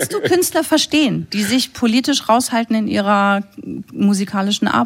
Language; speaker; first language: German; native; German